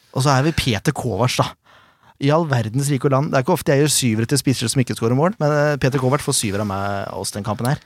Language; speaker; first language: Norwegian; native; Norwegian